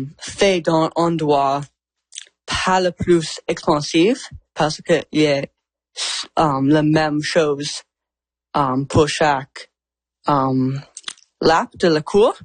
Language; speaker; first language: French; non-native, local second language; English